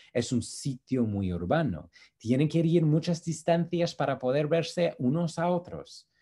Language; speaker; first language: Spanish; non-native, fluent; English